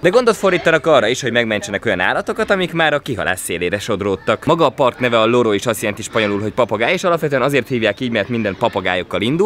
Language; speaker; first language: Hungarian; native; Hungarian